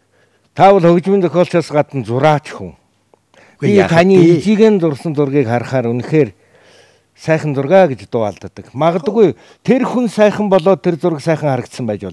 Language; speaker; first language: Mongolian; native; Mongolian